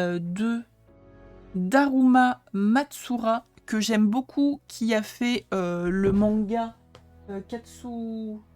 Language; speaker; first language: French; native; French